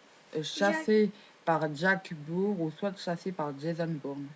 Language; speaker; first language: French; native; French